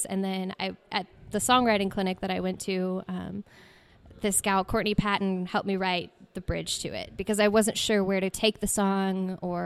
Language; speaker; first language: English; native; English